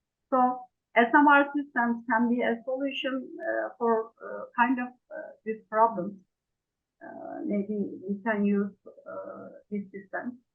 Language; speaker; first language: English; non-native, fluent; Turkish